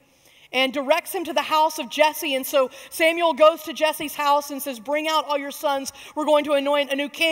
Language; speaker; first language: English; native; English